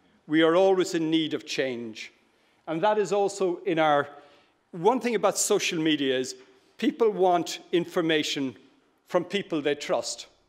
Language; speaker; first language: English; native; English